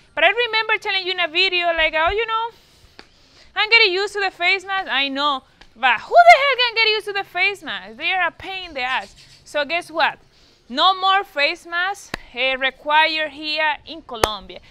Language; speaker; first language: English; non-native, fluent; Spanish